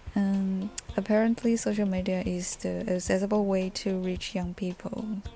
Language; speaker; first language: English; non-native, fluent; Chinese